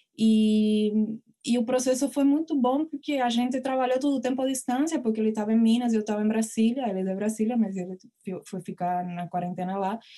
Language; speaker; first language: Portuguese; non-native, fluent; Spanish